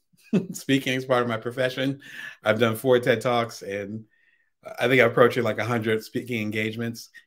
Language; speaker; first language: English; native; English